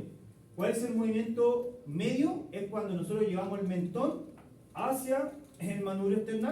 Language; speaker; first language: Spanish; native; Spanish